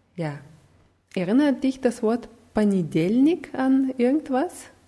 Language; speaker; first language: German; non-native, fluent; Russian